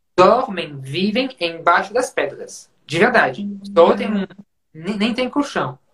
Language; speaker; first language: Portuguese; non-native, fluent; French